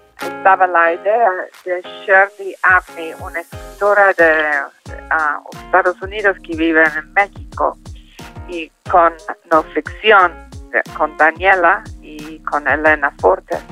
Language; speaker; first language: Spanish; non-native, learner; English